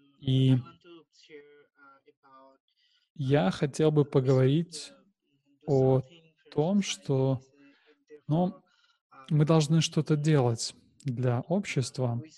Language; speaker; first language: Russian; non-native, learner; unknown